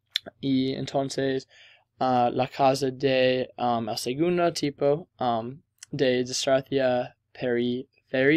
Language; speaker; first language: Spanish; non-native, learner; English